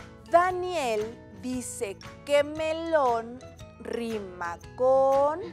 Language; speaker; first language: Spanish; native; Spanish